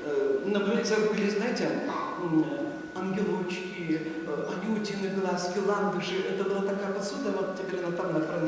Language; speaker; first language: Russian; native; Russian